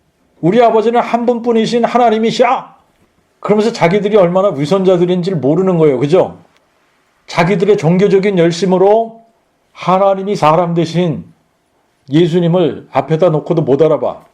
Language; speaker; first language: Korean; native; Korean